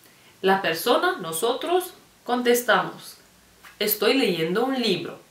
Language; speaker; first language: Spanish; non-native, fluent; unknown